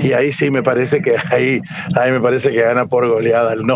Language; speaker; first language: Spanish; native; Spanish